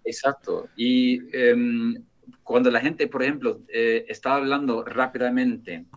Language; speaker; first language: Spanish; non-native, fluent; English